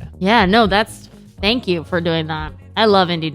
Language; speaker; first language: English; native; English